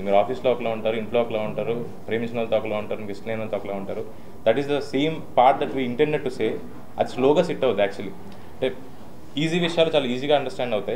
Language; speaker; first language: Telugu; native; Telugu